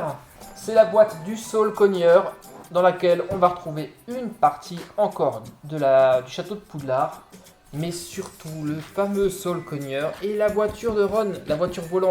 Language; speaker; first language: French; native; French